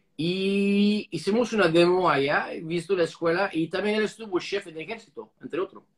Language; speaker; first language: Spanish; non-native, fluent; English